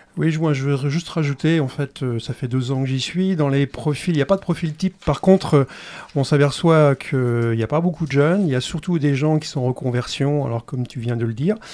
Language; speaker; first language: French; native; French